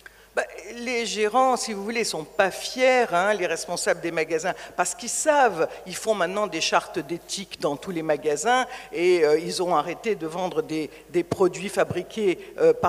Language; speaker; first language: French; native; French